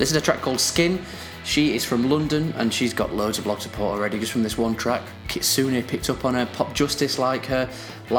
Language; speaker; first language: English; native; English